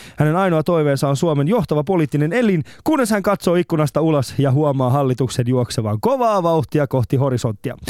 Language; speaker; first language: Finnish; early bilingual, other home language; Persian